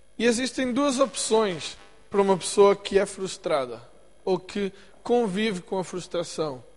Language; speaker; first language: Portuguese; native; Portuguese